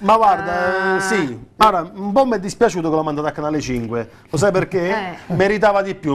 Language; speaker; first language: Italian; native; Italian